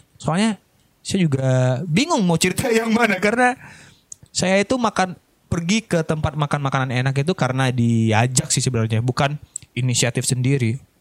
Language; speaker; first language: Indonesian; non-native, local second language; Minangkabau